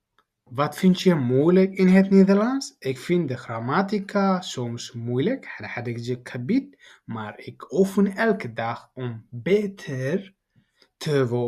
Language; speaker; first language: Dutch; non-native, learner; Tigrinya